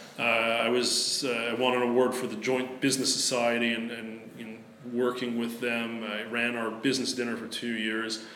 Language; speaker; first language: English; native; English